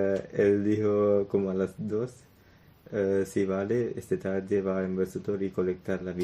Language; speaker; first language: Spanish; non-native, learner; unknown